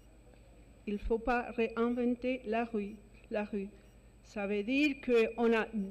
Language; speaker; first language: French; non-native, fluent; Spanish